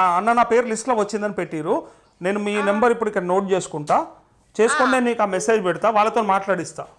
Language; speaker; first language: Telugu; native; Telugu